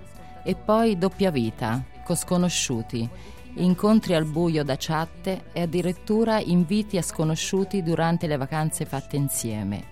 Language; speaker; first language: Italian; native; Italian